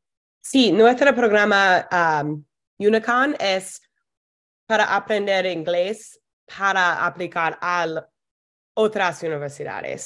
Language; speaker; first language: Spanish; non-native, fluent; English